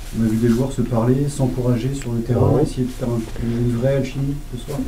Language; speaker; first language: French; native; French